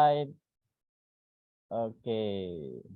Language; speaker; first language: English; non-native, fluent; Indonesian